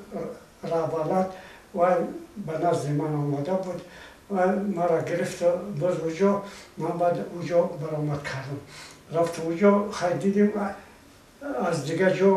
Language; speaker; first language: Persian; non-native, local second language; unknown